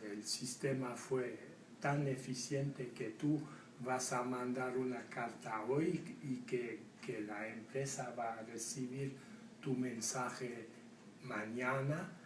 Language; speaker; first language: Spanish; non-native, fluent; French